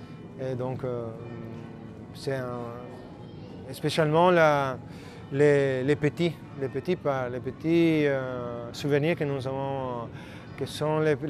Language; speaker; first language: French; non-native, learner; Italian